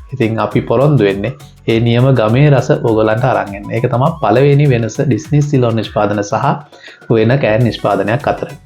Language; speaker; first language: Sinhala; native; Sinhala